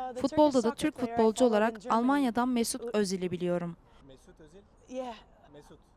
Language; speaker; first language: Turkish; non-native, learner; English